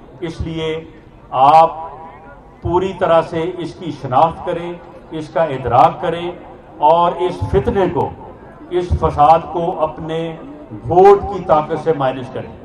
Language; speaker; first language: Urdu; non-native, local second language; Punjabi